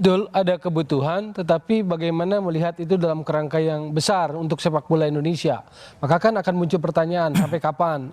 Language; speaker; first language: Indonesian; native; Indonesian